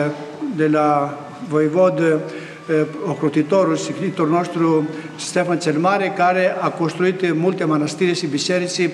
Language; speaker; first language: Romanian; non-native, fluent; Greek